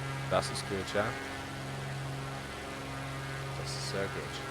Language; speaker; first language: German; non-native, learner; English